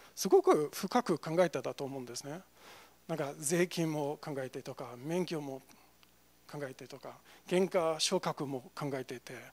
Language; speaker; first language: Japanese; non-native, fluent; English